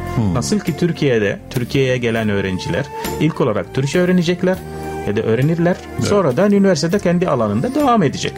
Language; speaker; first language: Turkish; non-native, fluent; Arabic